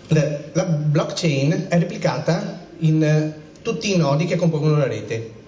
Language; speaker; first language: Italian; native; Italian